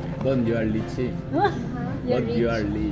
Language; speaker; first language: English; non-native, learner; Korean